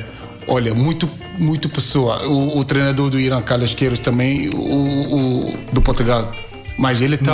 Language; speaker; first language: Portuguese; non-native, learner; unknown